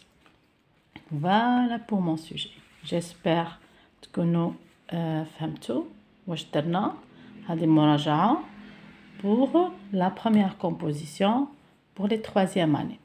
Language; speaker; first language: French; non-native, local second language; Arabic